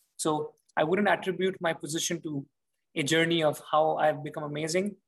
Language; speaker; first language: English; non-native, local second language; Hindi